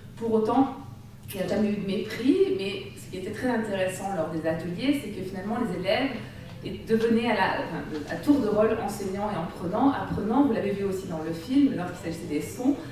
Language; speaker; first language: French; native; French